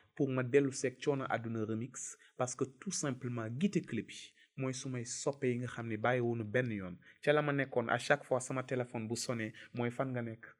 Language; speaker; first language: Wolof; native; Wolof